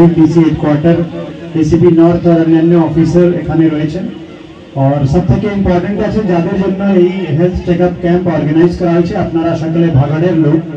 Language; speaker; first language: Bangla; non-native, local second language; Hindi